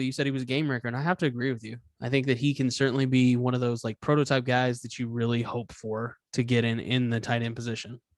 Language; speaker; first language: English; native; English